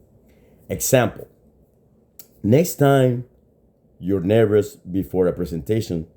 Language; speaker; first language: English; non-native, fluent; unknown